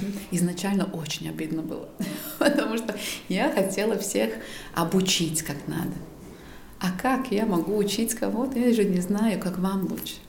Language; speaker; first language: Russian; non-native, local second language; Latvian